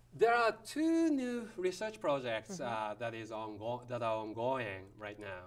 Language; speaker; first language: English; non-native, fluent; Japanese